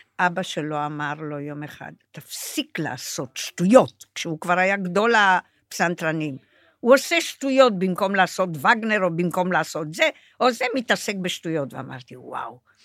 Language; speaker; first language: Hebrew; non-native, fluent; Romanian